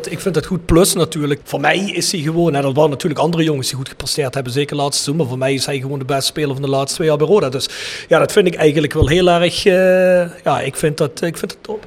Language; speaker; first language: Dutch; native; Dutch